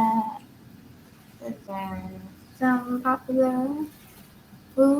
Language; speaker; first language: English; non-native, learner; Vietnamese